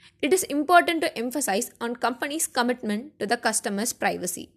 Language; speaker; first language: English; non-native, local second language; Tamil